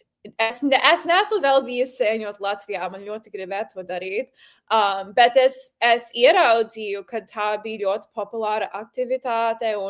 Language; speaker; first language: Latvian; early bilingual, heritage; Latvian